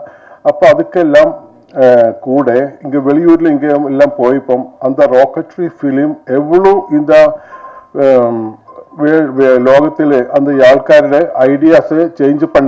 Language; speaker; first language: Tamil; non-native, learner; Malayalam